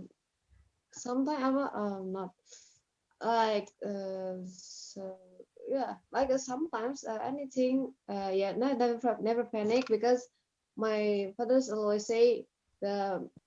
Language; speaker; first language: English; non-native, learner; Indonesian